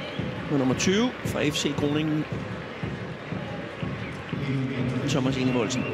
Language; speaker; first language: Danish; native; Danish